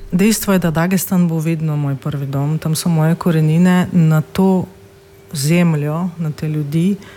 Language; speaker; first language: Slovenian; non-native, fluent; Russian